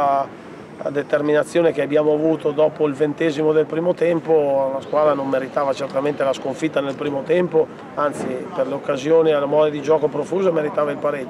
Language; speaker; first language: Italian; native; Italian